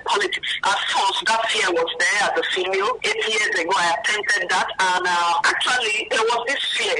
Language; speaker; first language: English; non-native, local second language; Ibibio